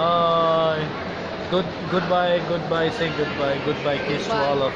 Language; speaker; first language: English; non-native, fluent; Pashto